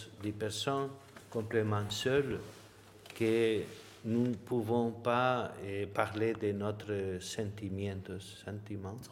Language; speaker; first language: French; non-native, learner; Spanish